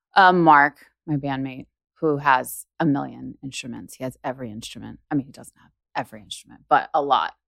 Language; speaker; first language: English; native; English